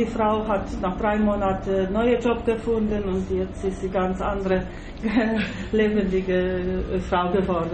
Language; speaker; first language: German; non-native, fluent; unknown